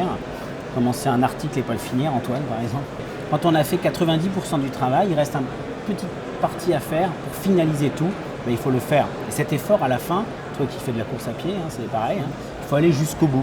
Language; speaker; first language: French; native; French